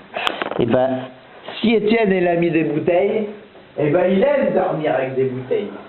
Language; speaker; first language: French; native; French